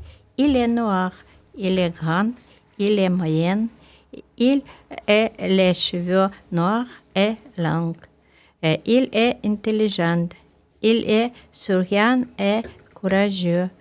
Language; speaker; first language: French; non-native, learner; Russian